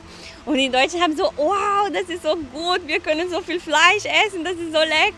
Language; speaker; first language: German; non-native, fluent; Portuguese